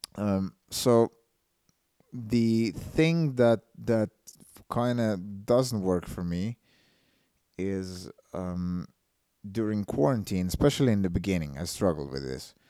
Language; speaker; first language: English; non-native, fluent; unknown